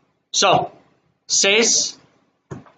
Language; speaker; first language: Spanish; non-native, learner; English